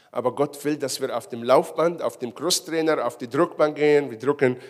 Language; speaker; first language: German; non-native, fluent; Hebrew